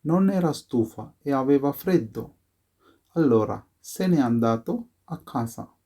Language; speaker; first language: Italian; non-native, fluent; Sinhala